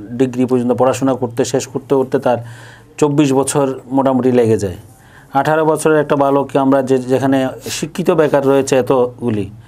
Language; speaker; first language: Bangla; native; Bangla